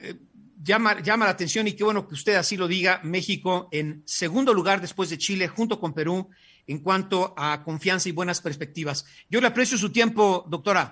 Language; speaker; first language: Spanish; native; Spanish